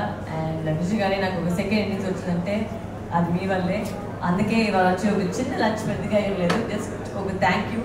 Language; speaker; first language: Telugu; non-native, learner; Tamil